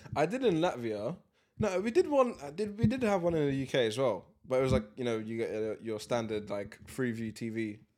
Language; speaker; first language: English; early bilingual, other home language; Latvian